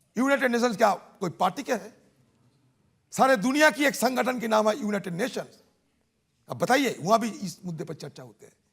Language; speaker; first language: Hindi; non-native, local second language; Bangla